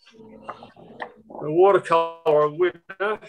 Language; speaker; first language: English; native; English